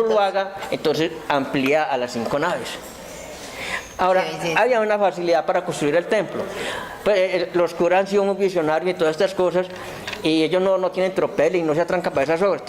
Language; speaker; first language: Spanish; native; Spanish